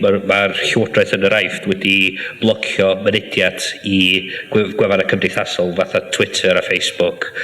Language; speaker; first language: Welsh; native; Welsh